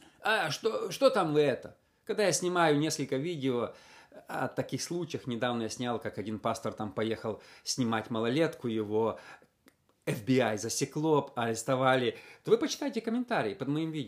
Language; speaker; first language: Russian; native; Russian